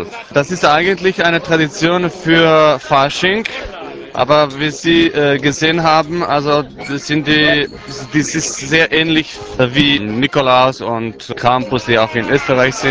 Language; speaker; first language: German; non-native, learner; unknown